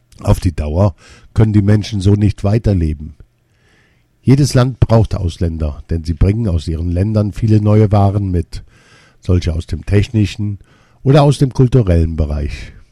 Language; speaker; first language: German; early bilingual, other home language; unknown